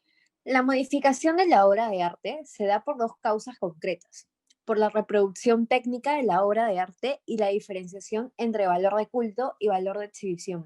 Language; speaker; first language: Spanish; native; Spanish